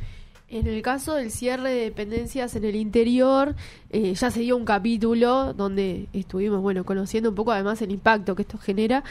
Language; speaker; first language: Spanish; native; Spanish